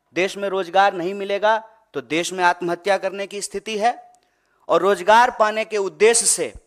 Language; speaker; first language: Hindi; native; Hindi